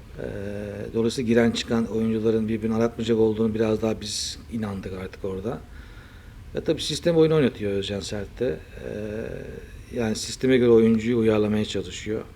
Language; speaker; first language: Turkish; native; Turkish